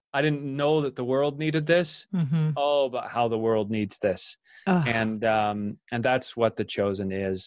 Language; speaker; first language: English; native; English